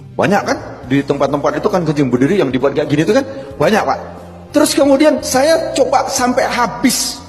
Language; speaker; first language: Indonesian; native; Indonesian